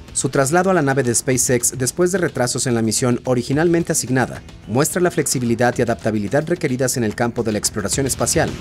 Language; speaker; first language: Spanish; native; Spanish